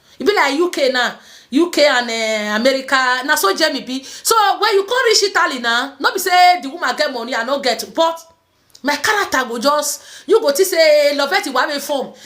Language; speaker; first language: Nigerian Pidgin; native; Nigerian Pidgin